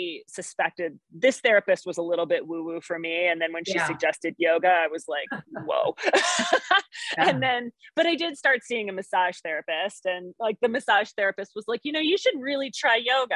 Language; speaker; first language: English; native; English